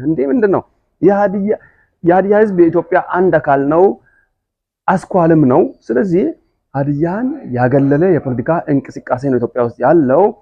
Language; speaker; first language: Amharic; non-native, local second language; Hadiyya